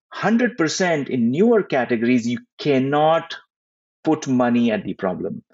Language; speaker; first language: English; non-native, local second language; Hindi